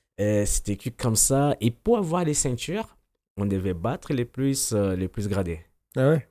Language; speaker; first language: French; non-native, fluent; Portuguese